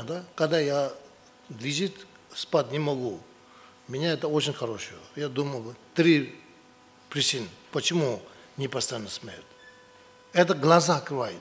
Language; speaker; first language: Russian; non-native, learner; Tibetan